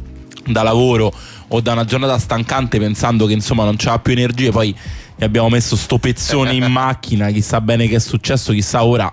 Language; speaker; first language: Italian; native; Italian